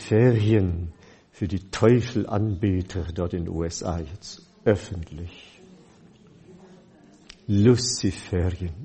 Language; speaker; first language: German; non-native, fluent; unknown